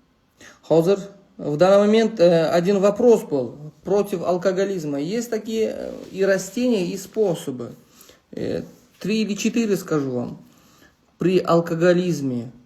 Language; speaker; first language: Russian; non-native, local second language; Uzbek